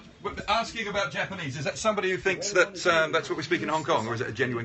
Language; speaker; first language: English; native; English